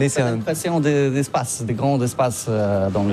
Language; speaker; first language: French; non-native, learner; Polish